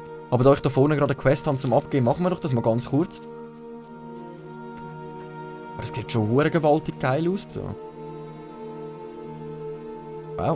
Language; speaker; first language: German; native; German